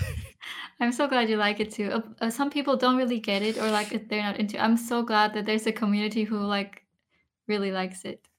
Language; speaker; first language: English; non-native, fluent; Turkish